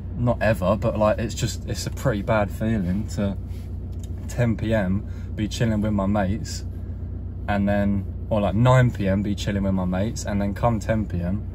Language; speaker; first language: English; native; English